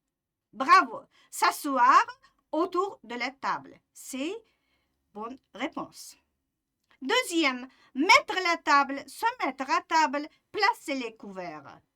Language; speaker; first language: French; non-native, fluent; Uzbek